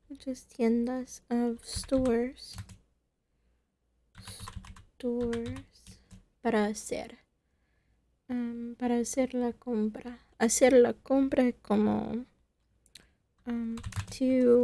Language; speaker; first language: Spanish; non-native, fluent; English